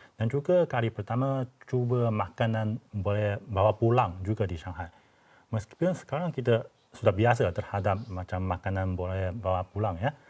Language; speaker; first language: Malay; non-native, fluent; Chinese